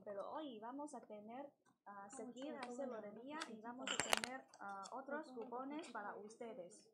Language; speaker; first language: Spanish; non-native, learner; Chinese